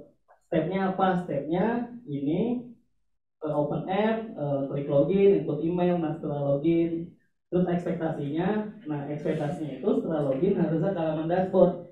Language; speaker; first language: Indonesian; native; Indonesian